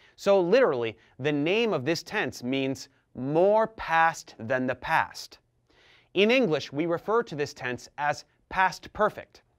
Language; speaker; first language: English; early bilingual, other home language; Italian